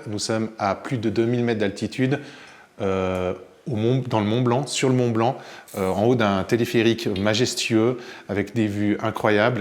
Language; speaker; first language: French; native; French